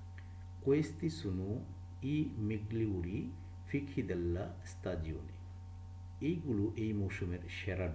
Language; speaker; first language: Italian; non-native, fluent; Bangla